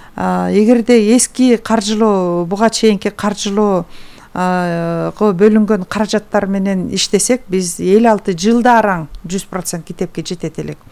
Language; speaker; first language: Kyrgyz; native; Kyrgyz